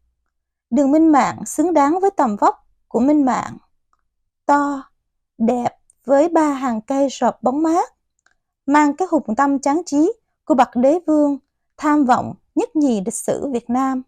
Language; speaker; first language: Vietnamese; native; Vietnamese